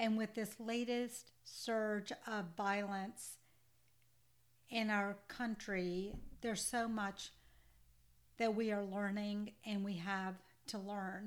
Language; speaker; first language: English; native; English